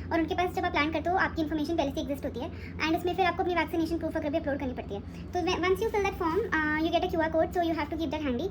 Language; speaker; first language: Hindi; native; Hindi